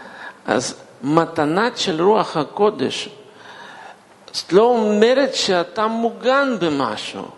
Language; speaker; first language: Hebrew; non-native, fluent; Russian